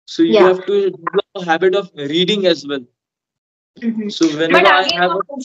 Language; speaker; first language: English; non-native, local second language; Hindi